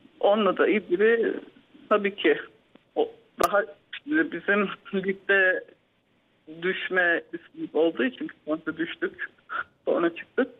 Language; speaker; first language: Turkish; native; Turkish